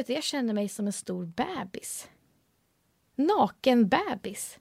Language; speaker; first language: Swedish; native; Swedish